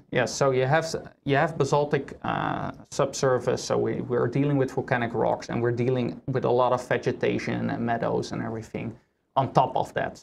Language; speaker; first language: English; non-native, fluent; Dutch